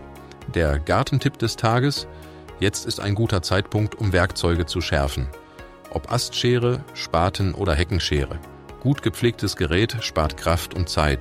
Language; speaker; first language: German; native; German